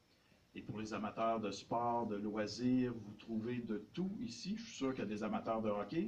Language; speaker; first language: French; native; French